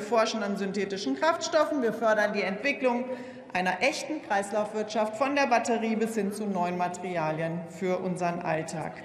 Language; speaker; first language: German; native; German